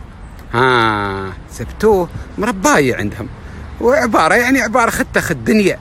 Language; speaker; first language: Arabic; native; Arabic